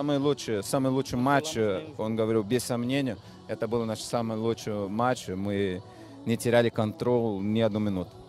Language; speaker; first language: Russian; non-native, fluent; Portuguese